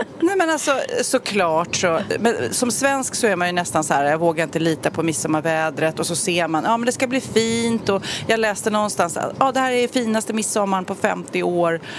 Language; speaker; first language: Swedish; native; Swedish